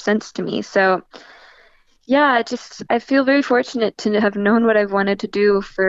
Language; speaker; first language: English; native; English